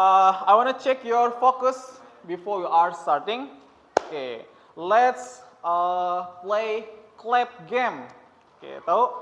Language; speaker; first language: English; non-native, learner; Indonesian